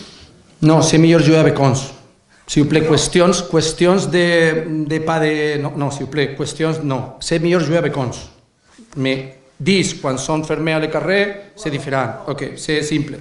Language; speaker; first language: French; non-native, learner; Spanish